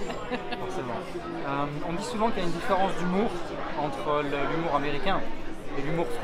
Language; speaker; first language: French; native; French